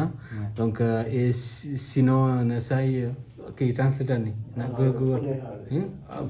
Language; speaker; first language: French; non-native, learner; Bangla